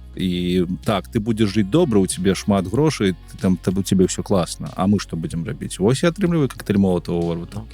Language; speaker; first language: Belarusian; non-native, local second language; Russian